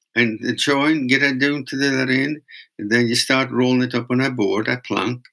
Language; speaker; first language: English; native; English